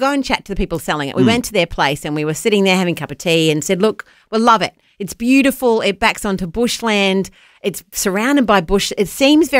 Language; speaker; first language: English; native; English